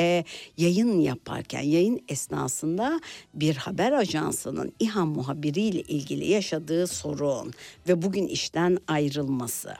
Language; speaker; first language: Turkish; native; Turkish